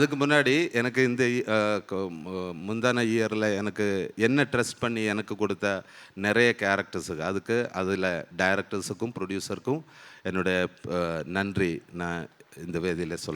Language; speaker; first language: Tamil; non-native, learner; Malayalam